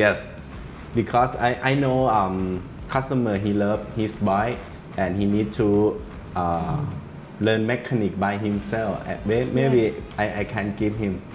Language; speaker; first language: English; non-native, learner; Thai